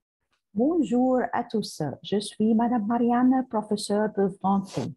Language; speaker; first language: French; non-native, learner; Arabic